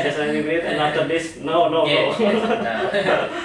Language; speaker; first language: English; non-native, learner; Indonesian